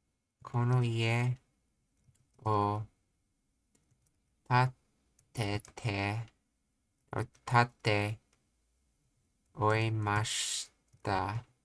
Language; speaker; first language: Japanese; non-native, learner; English